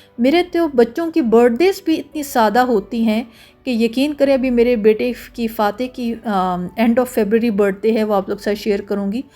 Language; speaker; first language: Urdu; native; Urdu